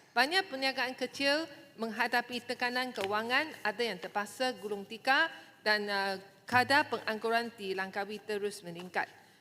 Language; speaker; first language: Malay; non-native, local second language; Chinese